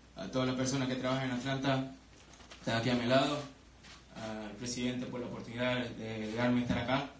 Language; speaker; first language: Spanish; native; Spanish